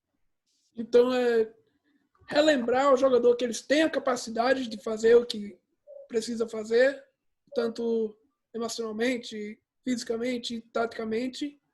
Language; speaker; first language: Portuguese; early bilingual, heritage; English